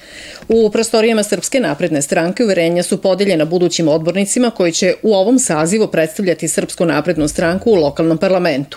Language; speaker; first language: Serbian; native; Serbian